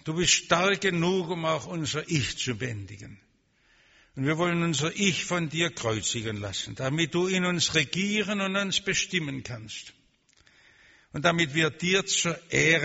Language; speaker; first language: German; native; German